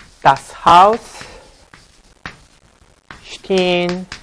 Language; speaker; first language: German; non-native, fluent; Korean